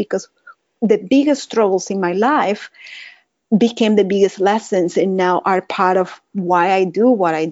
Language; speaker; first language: English; non-native, fluent; Spanish